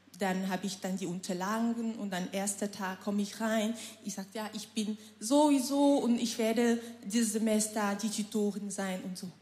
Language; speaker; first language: German; non-native, fluent; French